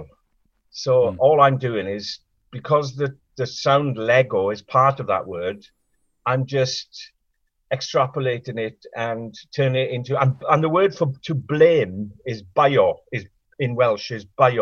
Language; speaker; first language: English; non-native, local second language; Welsh